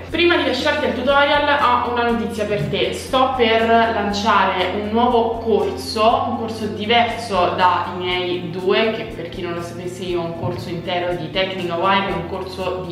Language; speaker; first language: Italian; native; Italian